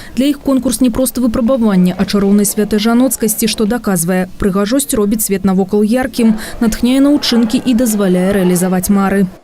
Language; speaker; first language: Belarusian; non-native, local second language; Russian